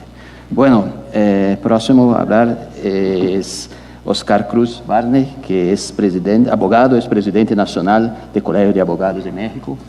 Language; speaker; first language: Spanish; non-native, learner; Portuguese